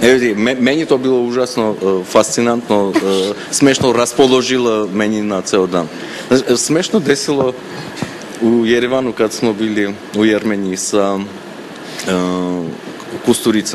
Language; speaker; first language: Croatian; non-native, fluent; Armenian